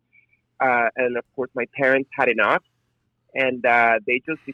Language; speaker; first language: English; non-native, fluent; Spanish